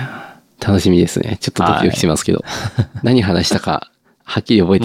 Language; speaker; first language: Japanese; native; Japanese